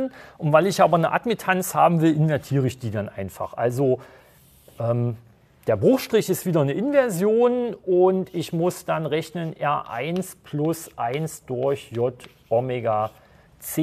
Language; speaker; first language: German; native; German